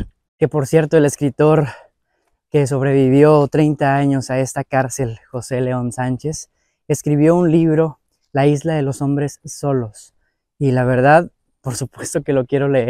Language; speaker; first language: Spanish; native; Spanish